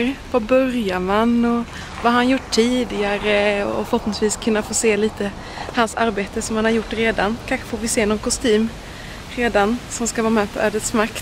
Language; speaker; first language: Swedish; native; Swedish